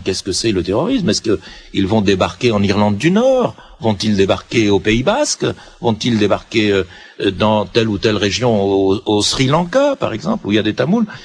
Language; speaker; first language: French; native; French